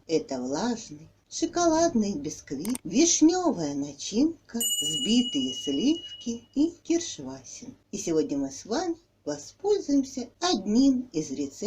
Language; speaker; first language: Russian; native; Russian